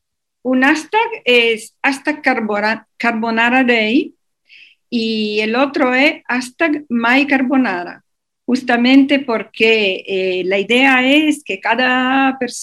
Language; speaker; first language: Spanish; non-native, fluent; Italian